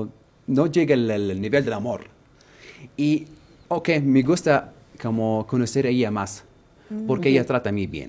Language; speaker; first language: Spanish; non-native, learner; Arabic